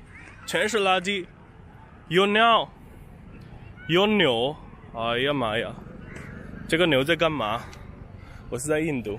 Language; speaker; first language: Chinese; non-native, fluent; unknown